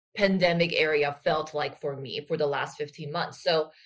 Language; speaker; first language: English; non-native, fluent; Korean